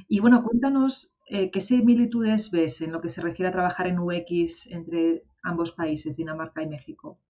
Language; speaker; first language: Spanish; native; Spanish